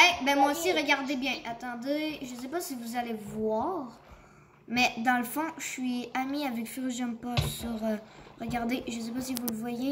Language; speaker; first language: French; native; French